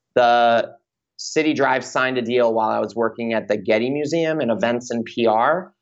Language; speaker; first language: English; native; English